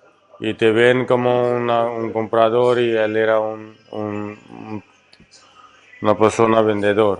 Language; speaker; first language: Spanish; non-native, fluent; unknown